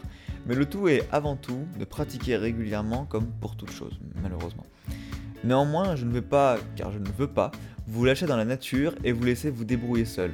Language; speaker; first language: French; native; French